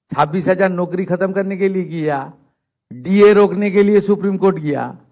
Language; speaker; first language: Hindi; non-native, local second language; Bangla